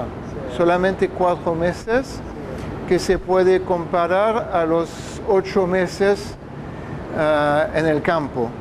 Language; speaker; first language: Spanish; non-native, fluent; French